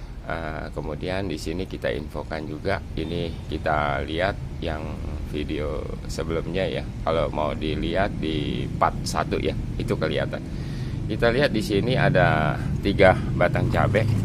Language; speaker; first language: Indonesian; native; Indonesian